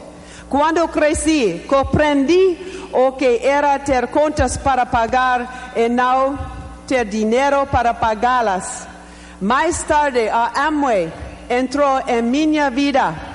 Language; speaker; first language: Portuguese; non-native, learner; English